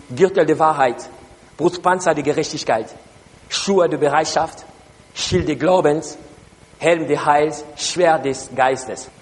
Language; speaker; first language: German; non-native, learner; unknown